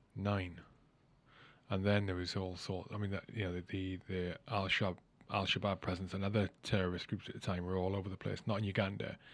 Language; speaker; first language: English; native; English